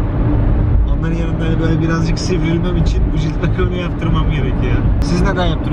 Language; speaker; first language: Turkish; native; Turkish